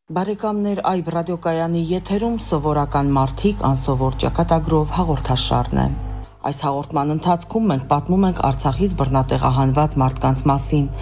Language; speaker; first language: Armenian; native; Armenian